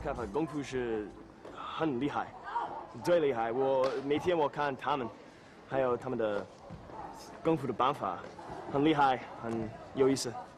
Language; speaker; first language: Chinese; non-native, learner; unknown